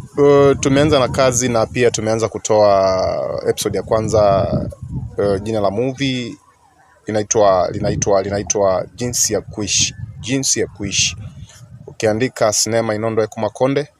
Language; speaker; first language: Swahili; non-native, local second language; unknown